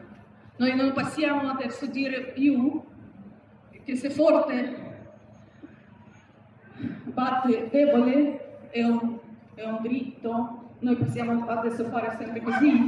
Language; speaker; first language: Italian; non-native, learner; Ukrainian